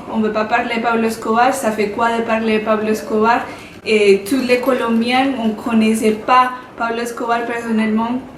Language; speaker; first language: French; non-native, fluent; Spanish